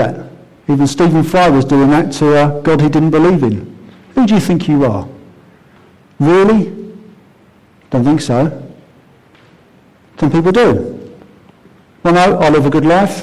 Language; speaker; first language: English; native; English